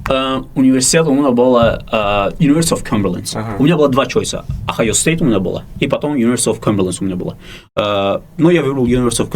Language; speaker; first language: Russian; non-native, local second language; Uzbek